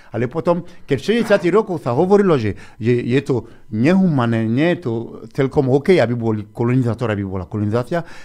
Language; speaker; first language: Slovak; non-native, fluent; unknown